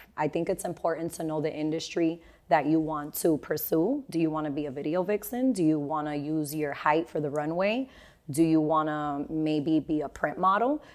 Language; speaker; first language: English; native; English